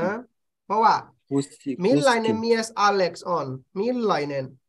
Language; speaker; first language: Finnish; non-native, fluent; Burmese